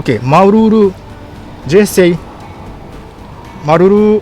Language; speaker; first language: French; non-native, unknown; Japanese